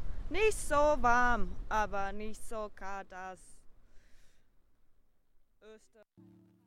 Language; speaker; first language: German; non-native, learner; Japanese